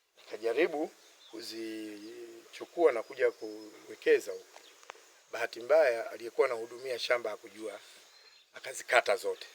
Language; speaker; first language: Swahili; native; Swahili